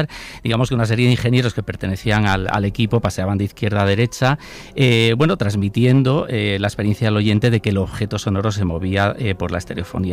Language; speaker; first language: Spanish; native; Spanish